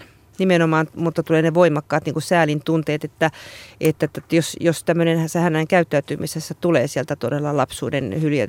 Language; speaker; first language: Finnish; native; Finnish